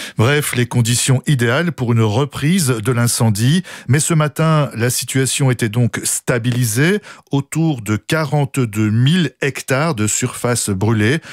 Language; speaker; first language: French; native; French